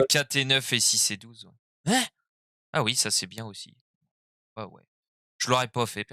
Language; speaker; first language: French; native; French